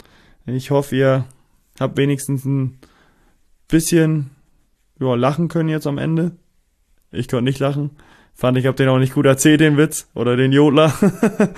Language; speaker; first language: German; native; German